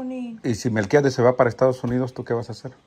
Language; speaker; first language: Spanish; native; Spanish